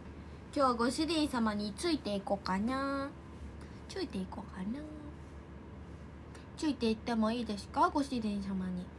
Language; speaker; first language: Japanese; native; Japanese